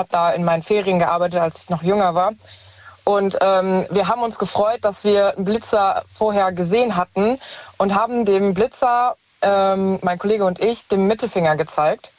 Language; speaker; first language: German; native; German